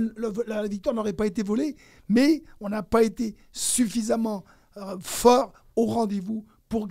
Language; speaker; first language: French; native; French